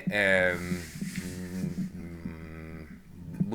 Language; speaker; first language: Czech; non-native, learner; English